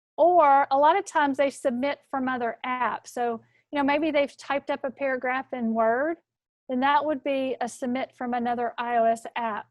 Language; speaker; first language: English; native; English